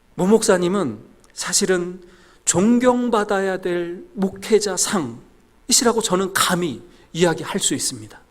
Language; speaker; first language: Korean; native; Korean